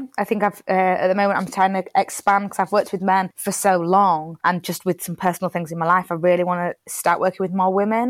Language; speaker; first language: English; native; English